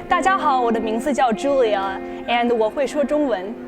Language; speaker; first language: Chinese; early bilingual, heritage; Chinese